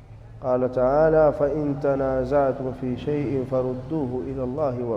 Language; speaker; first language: Arabic; non-native, fluent; Swahili